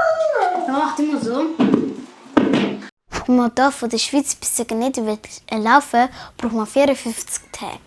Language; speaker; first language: German; early bilingual, other home language; Tigrinya